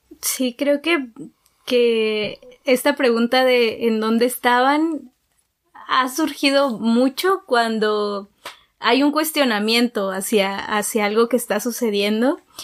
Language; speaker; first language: Spanish; native; Spanish